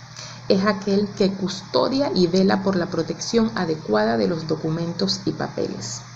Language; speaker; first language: Spanish; native; Spanish